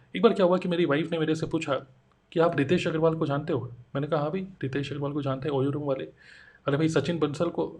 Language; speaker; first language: Hindi; native; Hindi